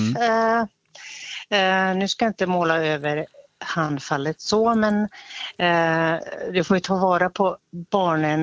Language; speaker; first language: Swedish; native; Swedish